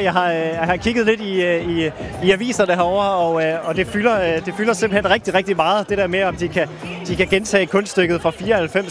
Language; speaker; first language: Danish; native; Danish